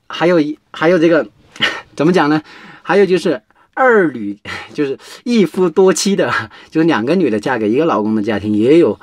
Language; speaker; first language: Chinese; native; Chinese